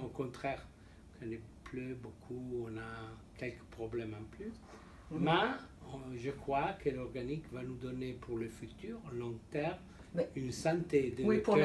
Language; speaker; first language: French; non-native, fluent; Italian